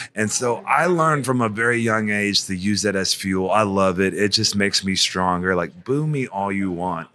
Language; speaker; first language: English; native; English